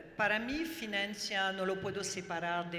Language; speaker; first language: Spanish; non-native, learner; French